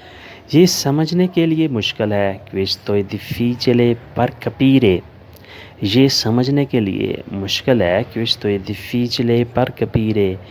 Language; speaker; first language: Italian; non-native, learner; Urdu